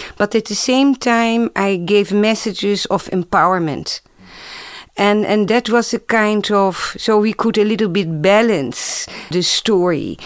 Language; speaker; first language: English; non-native, fluent; Dutch